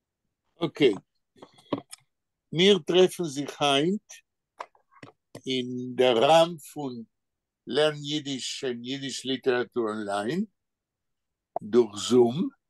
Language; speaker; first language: German; non-native, fluent; Hebrew